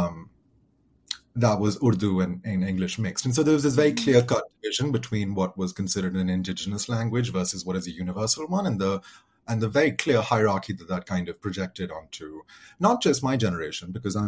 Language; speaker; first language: English; native; English